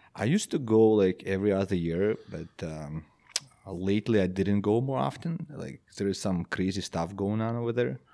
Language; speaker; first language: English; non-native, fluent; Belarusian